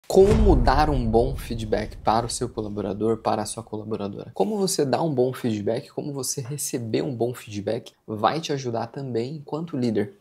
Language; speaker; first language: Portuguese; native; Portuguese